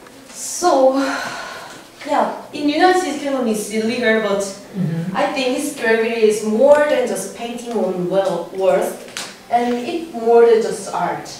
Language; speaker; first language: English; non-native, learner; Korean